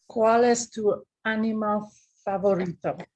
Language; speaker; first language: Spanish; non-native, learner; English